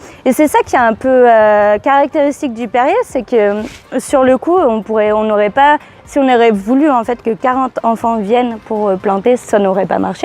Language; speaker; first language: French; native; French